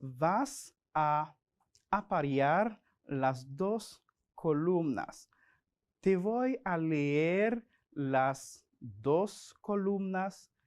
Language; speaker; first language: Spanish; non-native, fluent; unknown